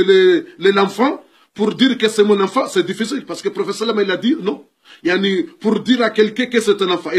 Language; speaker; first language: French; non-native, learner; Comorian